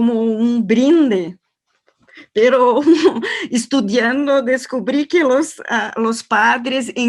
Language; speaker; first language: Spanish; non-native, learner; Portuguese